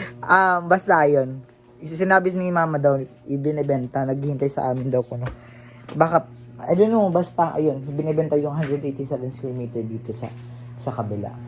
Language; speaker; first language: Filipino; native; Filipino